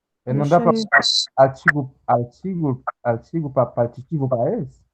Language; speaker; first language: Portuguese; non-native, fluent; Haitian Creole